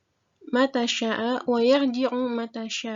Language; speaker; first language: Arabic; non-native, fluent; Indonesian